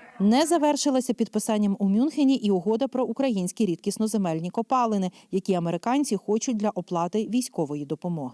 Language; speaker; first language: Ukrainian; native; Ukrainian